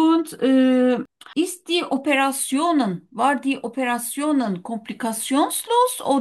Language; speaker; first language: German; non-native, learner; Turkish